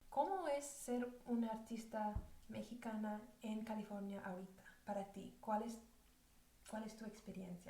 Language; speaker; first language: Spanish; early bilingual, heritage; Spanish